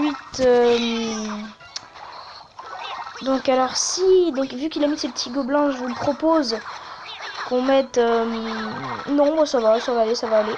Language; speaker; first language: French; native; French